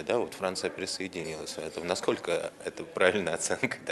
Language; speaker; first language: Russian; native; Russian